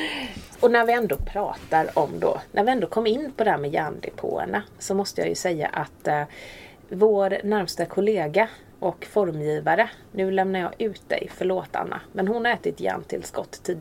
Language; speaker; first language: Swedish; native; Swedish